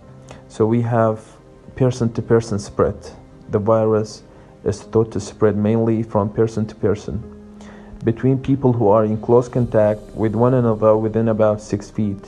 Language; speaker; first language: English; non-native, fluent; Arabic